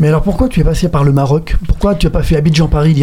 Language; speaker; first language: French; native; French